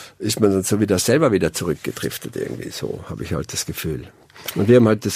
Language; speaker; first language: German; native; German